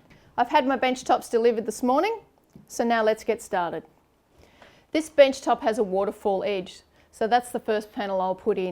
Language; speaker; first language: English; native; English